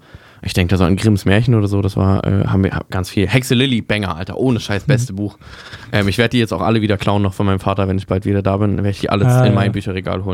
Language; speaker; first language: German; native; German